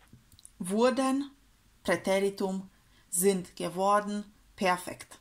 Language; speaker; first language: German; non-native, fluent; Romanian